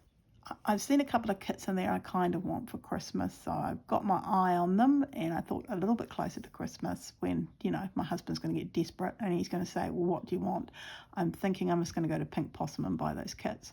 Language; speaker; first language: English; native; English